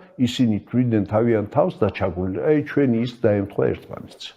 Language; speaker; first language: Georgian; native; Georgian